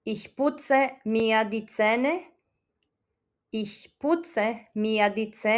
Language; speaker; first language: German; non-native, fluent; Spanish